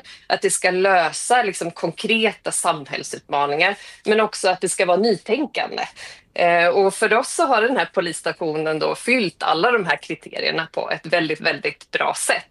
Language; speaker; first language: Swedish; native; Swedish